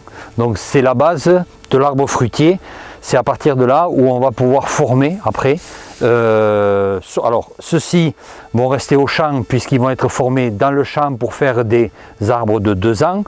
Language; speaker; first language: French; native; French